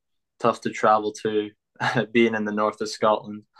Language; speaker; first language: English; native; English